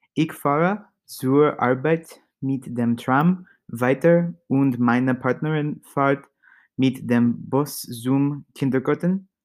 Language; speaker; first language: German; non-native, learner; English